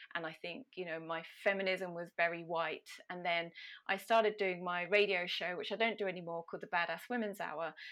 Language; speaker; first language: English; native; English